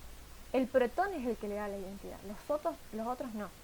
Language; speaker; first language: Spanish; native; Spanish